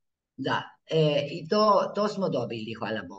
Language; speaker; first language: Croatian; early bilingual, heritage; Croatian